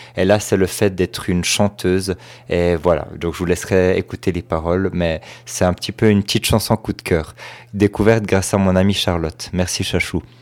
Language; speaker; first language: French; native; French